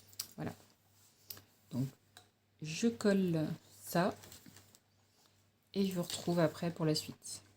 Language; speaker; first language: French; native; French